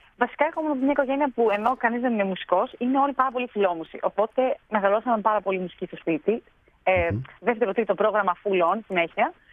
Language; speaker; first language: Greek; native; Greek